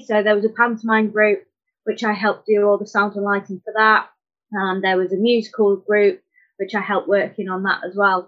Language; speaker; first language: English; native; English